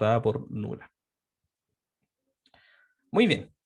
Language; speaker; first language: Spanish; native; Spanish